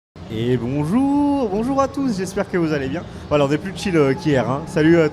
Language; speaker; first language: French; native; French